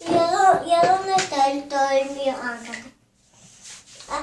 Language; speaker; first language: Spanish; native; Spanish